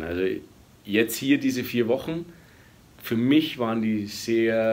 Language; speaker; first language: German; native; German